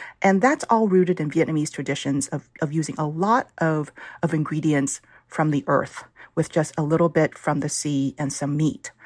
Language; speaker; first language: English; early bilingual, other home language; Vietnamese